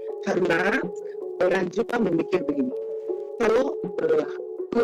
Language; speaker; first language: Indonesian; non-native, fluent; Japanese